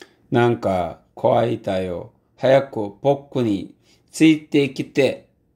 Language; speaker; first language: Japanese; non-native, learner; Korean